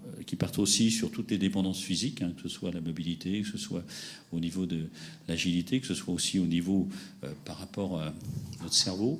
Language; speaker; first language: French; native; French